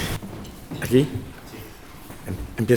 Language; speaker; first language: Spanish; non-native, fluent; French